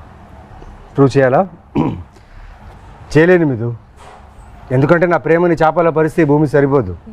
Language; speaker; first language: Telugu; native; Telugu